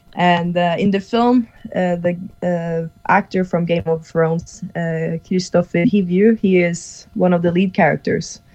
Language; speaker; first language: English; non-native, fluent; Norwegian